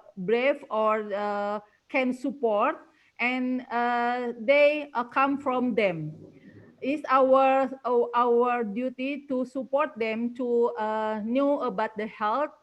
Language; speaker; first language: English; non-native, learner; Indonesian